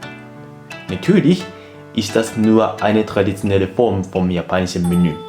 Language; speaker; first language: German; non-native, fluent; Japanese